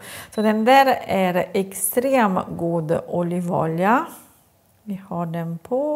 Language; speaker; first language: Swedish; non-native, fluent; Italian